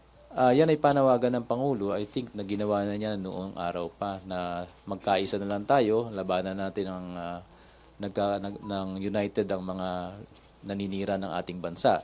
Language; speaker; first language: Filipino; native; Filipino